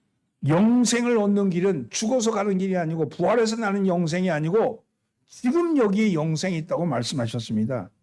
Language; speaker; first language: Korean; native; Korean